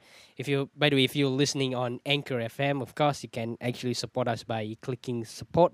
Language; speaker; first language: English; non-native, local second language; Malay